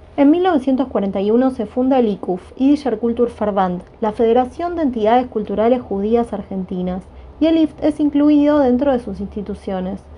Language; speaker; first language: Spanish; native; Spanish